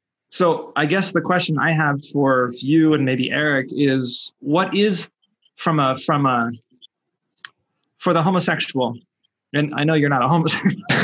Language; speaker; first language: English; early bilingual, other home language; Spanish